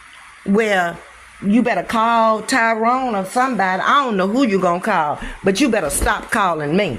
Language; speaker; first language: English; native; English